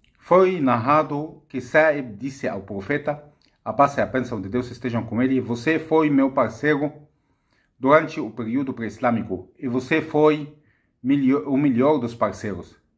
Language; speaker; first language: Portuguese; non-native, fluent; Arabic